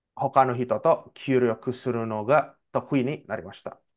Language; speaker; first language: Japanese; non-native, fluent; Indonesian